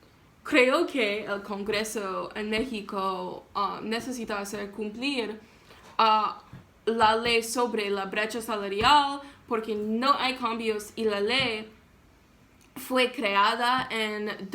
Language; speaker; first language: Spanish; non-native, learner; English